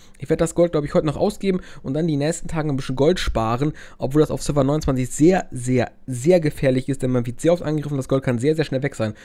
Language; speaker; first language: German; native; German